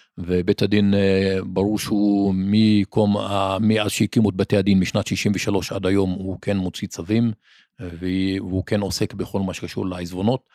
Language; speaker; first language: Hebrew; non-native, local second language; Arabic